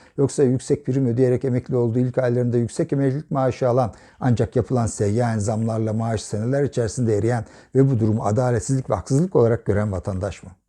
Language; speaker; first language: Turkish; native; Turkish